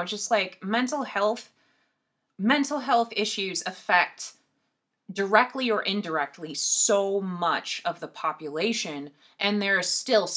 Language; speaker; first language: English; native; English